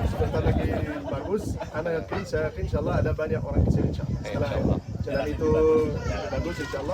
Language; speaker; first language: Indonesian; non-native, fluent; Arabic